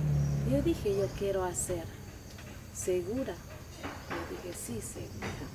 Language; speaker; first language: Spanish; non-native, local second language; Shipibo-Conibo